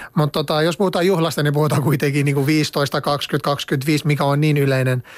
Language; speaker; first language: Finnish; non-native, fluent; Arabic